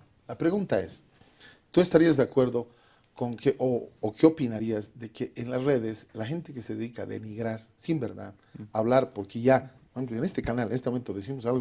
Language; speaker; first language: Spanish; native; Spanish